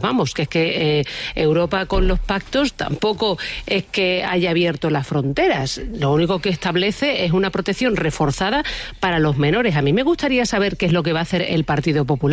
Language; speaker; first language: Spanish; native; Spanish